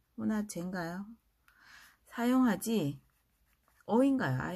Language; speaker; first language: Korean; native; Korean